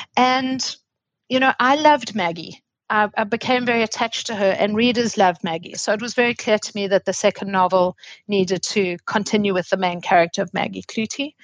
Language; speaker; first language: English; native; English